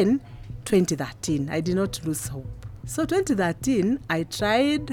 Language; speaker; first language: English; non-native, local second language; Kikuyu